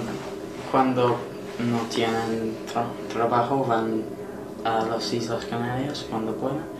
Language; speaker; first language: Spanish; non-native, learner; English